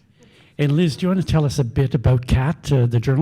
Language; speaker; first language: English; native; English